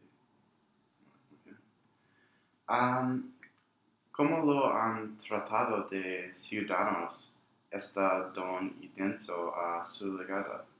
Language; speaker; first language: Spanish; non-native, learner; English